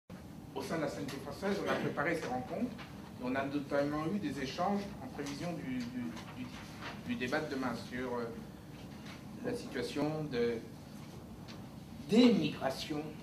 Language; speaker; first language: French; native; French